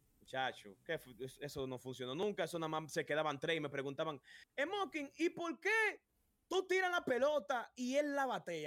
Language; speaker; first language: Spanish; native; Spanish